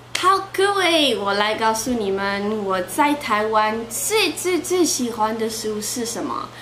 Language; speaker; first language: Chinese; non-native, fluent; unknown